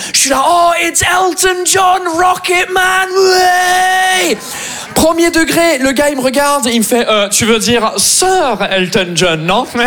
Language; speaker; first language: French; non-native, fluent; English